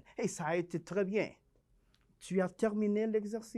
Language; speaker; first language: French; non-native, fluent; Spanish